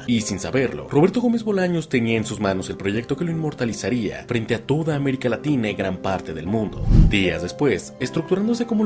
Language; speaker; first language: Spanish; native; Spanish